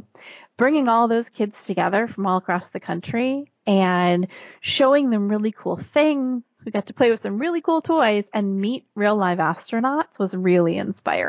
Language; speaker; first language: English; native; English